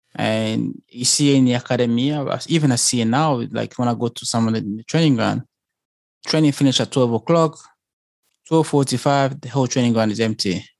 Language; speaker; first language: English; early bilingual, other home language; Lingala